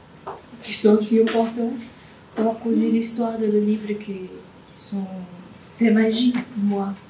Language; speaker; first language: French; non-native, learner; Portuguese